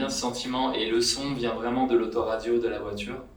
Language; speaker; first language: French; native; French